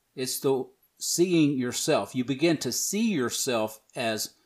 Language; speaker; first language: English; native; English